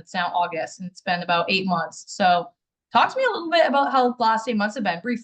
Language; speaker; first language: English; native; English